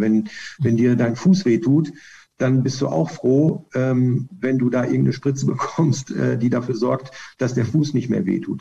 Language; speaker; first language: German; native; German